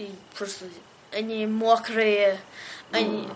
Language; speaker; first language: Russian; early bilingual, heritage; Russian